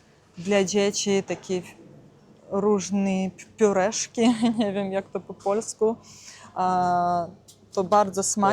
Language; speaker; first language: Polish; non-native, learner; Russian